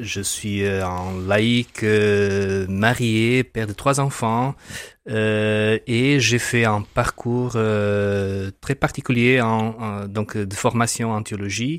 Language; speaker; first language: French; non-native, fluent; Portuguese